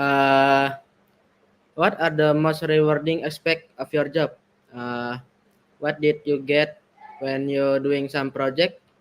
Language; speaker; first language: English; non-native, learner; Indonesian